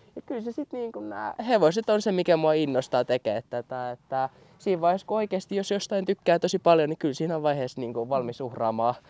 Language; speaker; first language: Finnish; native; Finnish